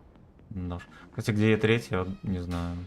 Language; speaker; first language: Russian; native; Russian